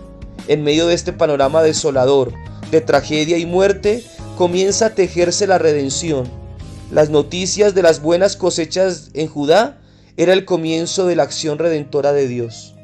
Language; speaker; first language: Spanish; native; Spanish